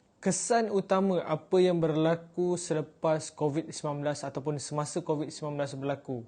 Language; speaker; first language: Malay; native; Malay